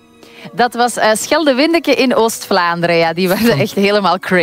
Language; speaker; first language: Dutch; native; Dutch